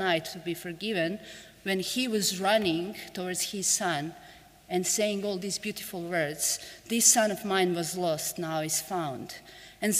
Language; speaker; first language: English; non-native, fluent; Serbian